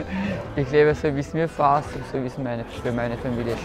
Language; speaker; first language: German; early bilingual, other home language; Kurdish